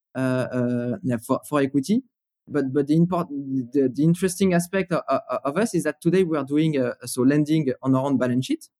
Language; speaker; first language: English; non-native, fluent; French